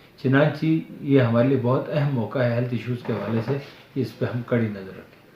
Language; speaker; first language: Urdu; non-native, local second language; Balti